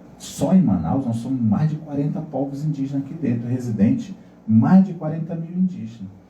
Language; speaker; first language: Portuguese; non-native, local second language; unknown